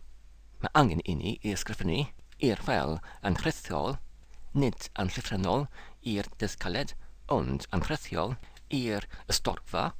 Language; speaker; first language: Welsh; non-native, learner; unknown